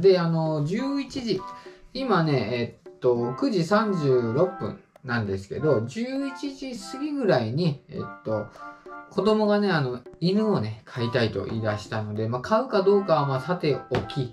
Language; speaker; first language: Japanese; native; Japanese